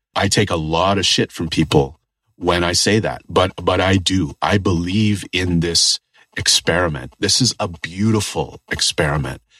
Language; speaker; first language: English; native; English